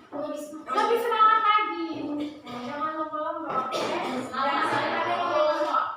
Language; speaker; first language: Indonesian; native; Indonesian